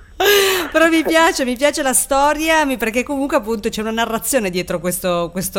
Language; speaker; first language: Italian; native; Italian